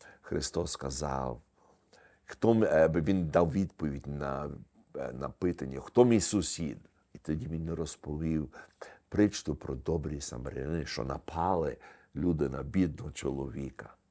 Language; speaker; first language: Ukrainian; early bilingual, heritage; Ukrainian